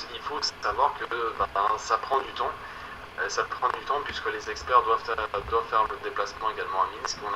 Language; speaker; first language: French; native; French